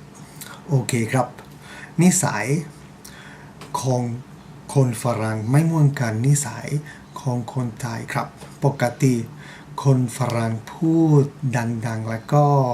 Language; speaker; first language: Thai; non-native, fluent; Catalan